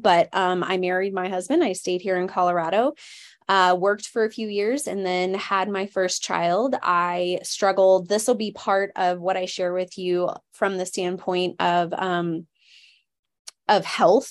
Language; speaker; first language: English; native; English